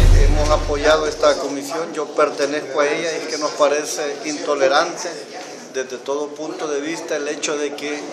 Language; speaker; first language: Spanish; native; Spanish